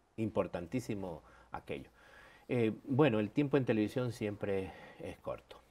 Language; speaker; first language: Spanish; native; Spanish